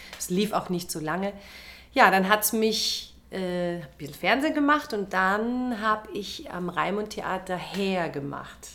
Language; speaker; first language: German; native; German